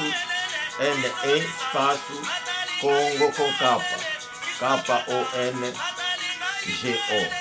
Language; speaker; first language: Portuguese; non-native, local second language; Kongo